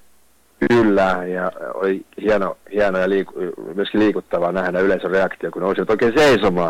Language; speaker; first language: Finnish; native; Finnish